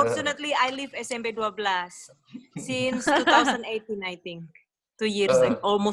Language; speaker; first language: English; non-native, learner; Indonesian